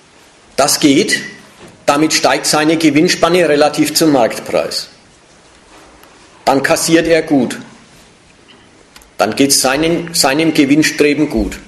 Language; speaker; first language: German; native; German